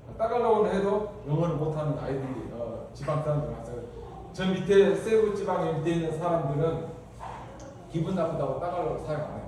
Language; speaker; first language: Korean; native; Korean